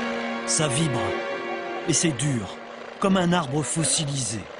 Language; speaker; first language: French; native; French